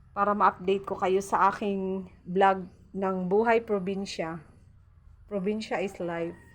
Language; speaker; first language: Filipino; non-native, local second language; Waray